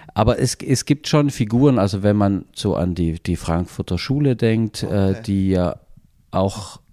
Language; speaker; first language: German; native; German